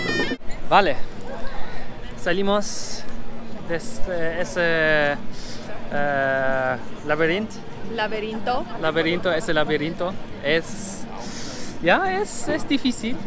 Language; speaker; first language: Spanish; non-native, learner; German